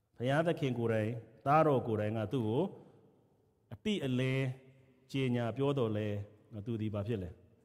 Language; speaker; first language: Burmese; non-native, local second language; Kachin